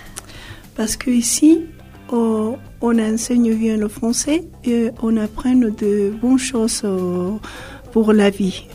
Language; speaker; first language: French; non-native, fluent; Spanish